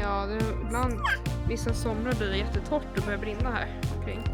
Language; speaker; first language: Swedish; native; Swedish